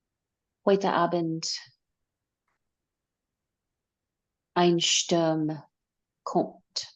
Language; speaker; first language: German; non-native, learner; English